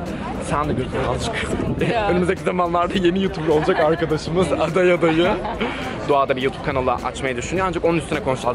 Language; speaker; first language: Turkish; native; Turkish